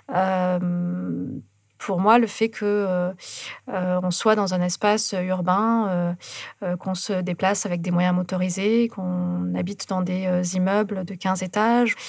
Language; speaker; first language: French; native; French